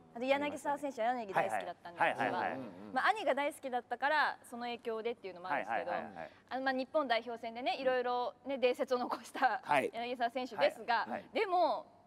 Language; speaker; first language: Japanese; native; Japanese